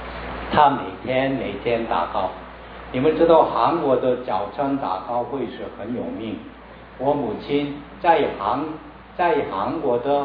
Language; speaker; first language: Chinese; non-native, learner; Korean